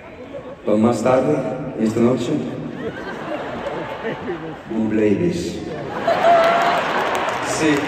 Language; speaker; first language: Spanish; non-native, learner; English